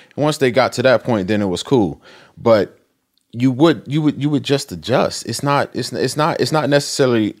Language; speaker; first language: English; native; English